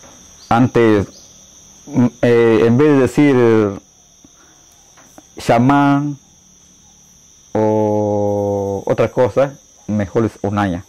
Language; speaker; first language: Spanish; non-native, local second language; Shipibo-Conibo